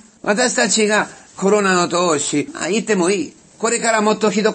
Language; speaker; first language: Japanese; non-native, fluent; Italian